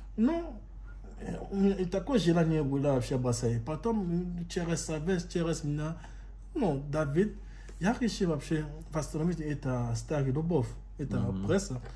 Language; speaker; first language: Russian; non-native, learner; Lingala